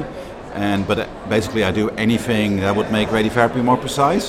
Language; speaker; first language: English; non-native, fluent; Dutch